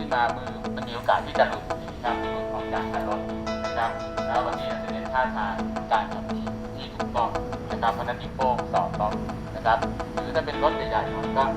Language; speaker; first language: Thai; native; Thai